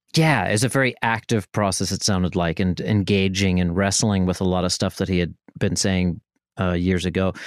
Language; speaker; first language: English; native; English